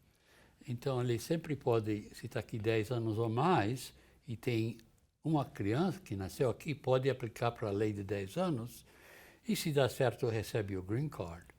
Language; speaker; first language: Portuguese; non-native, fluent; English